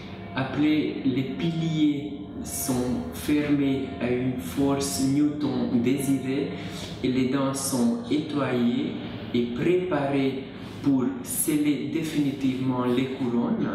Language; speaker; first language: French; non-native, learner; Hungarian